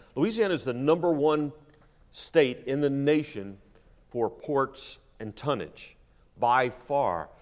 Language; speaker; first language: English; native; English